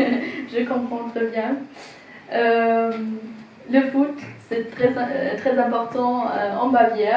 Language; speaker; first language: French; non-native, fluent; German